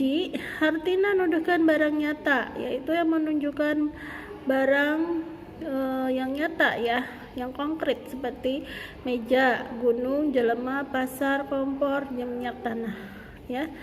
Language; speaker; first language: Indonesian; non-native, local second language; Sundanese